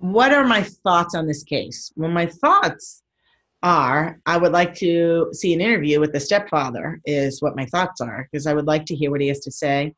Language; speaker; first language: English; native; English